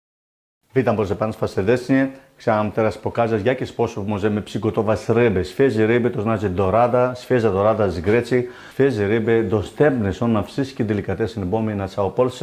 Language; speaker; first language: Polish; non-native, learner; Greek